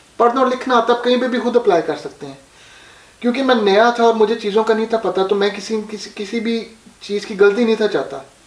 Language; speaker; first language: Urdu; non-native, local second language; Punjabi